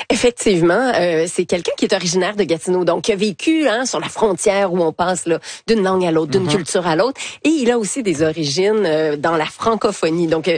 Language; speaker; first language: French; native; French